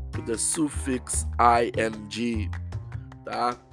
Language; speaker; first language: English; non-native, fluent; Portuguese